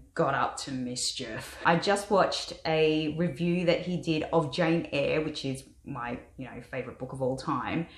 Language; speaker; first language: English; native; English